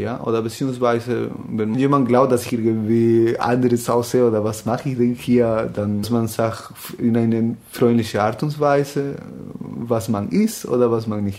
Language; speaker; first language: German; non-native, fluent; Spanish